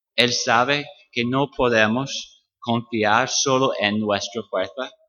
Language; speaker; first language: Spanish; non-native, fluent; English